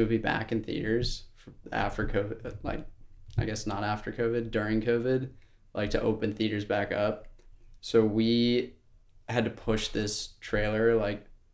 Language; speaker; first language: English; native; English